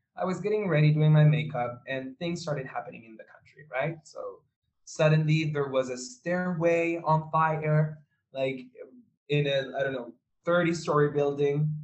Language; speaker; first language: English; non-native, fluent; Spanish